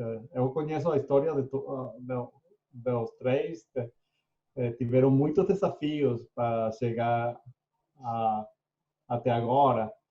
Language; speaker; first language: Portuguese; non-native, fluent; Spanish